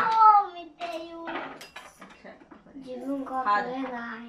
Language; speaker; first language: Japanese; native; Japanese